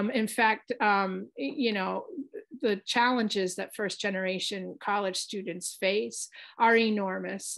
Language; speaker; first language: English; early bilingual, other home language; Spanish